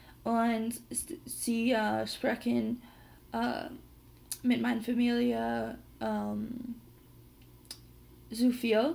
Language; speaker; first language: German; non-native, learner; English